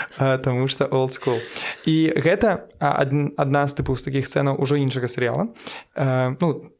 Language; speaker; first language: Belarusian; non-native, local second language; Russian